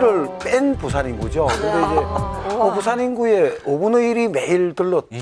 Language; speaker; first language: Korean; native; Korean